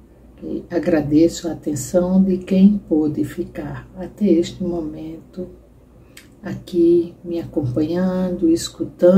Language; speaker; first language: Portuguese; native; Portuguese